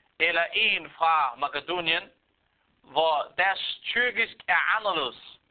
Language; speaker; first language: Danish; non-native, fluent; Arabic